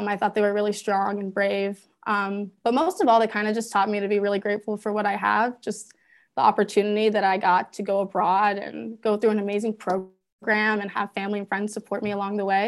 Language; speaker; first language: English; native; English